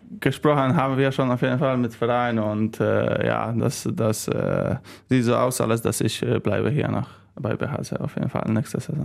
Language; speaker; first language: German; non-native, learner; Polish